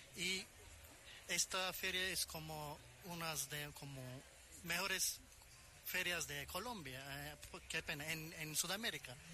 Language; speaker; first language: Spanish; non-native, learner; Turkish